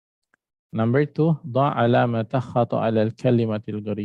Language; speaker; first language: Arabic; non-native, fluent; Filipino